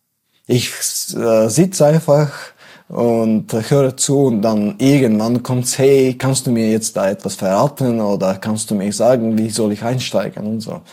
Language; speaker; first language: German; non-native, fluent; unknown